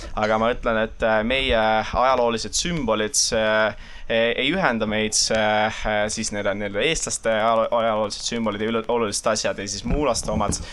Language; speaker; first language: Estonian; non-native, local second language; Russian